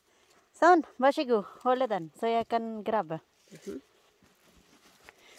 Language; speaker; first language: Norwegian; non-native, learner; Filipino